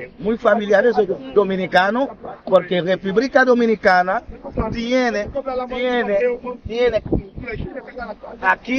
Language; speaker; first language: Spanish; non-native, learner; Haitian Creole